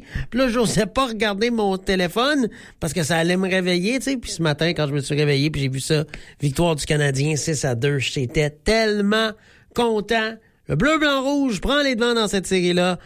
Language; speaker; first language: French; native; French